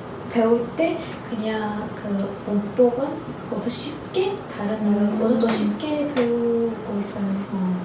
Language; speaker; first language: Korean; non-native, learner; Turkish